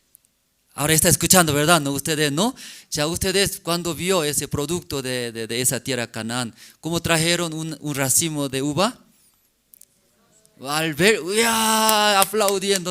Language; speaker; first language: Spanish; non-native, learner; Korean